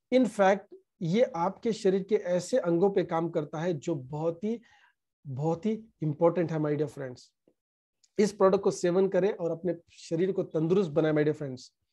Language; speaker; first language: Hindi; non-native, local second language; Marathi